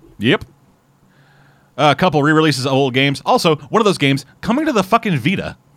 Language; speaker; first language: English; native; English